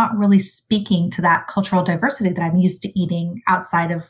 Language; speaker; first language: English; early bilingual, other home language; Arabic